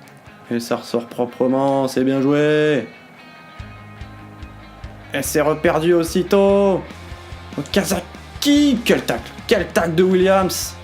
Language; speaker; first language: French; native; French